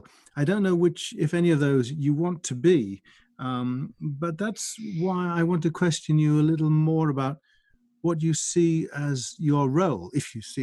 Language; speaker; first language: English; native; English